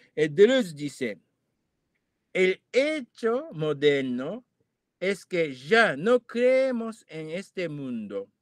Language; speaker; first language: Spanish; non-native, fluent; Japanese